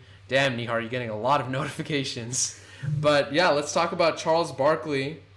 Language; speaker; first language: English; native; English